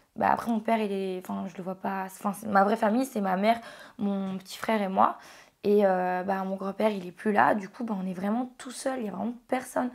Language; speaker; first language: French; native; French